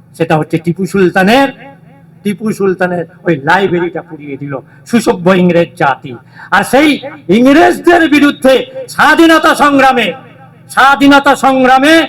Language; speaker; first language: Bangla; native; Bangla